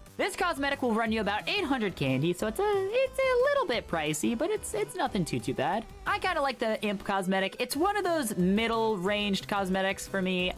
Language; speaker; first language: English; native; English